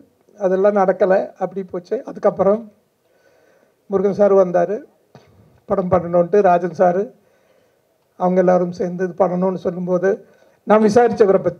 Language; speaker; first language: Tamil; non-native, fluent; Malayalam